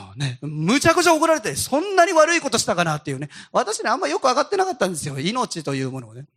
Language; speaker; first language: Japanese; native; Japanese